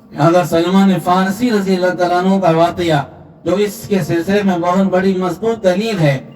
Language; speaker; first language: Urdu; native; Urdu